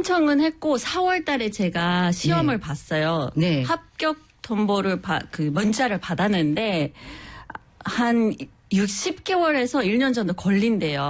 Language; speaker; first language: Korean; non-native, fluent; English